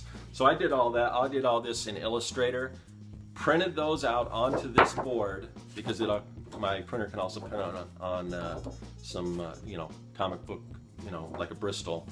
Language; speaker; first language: English; native; English